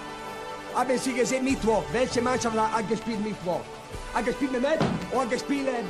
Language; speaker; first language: German; non-native, learner; Italian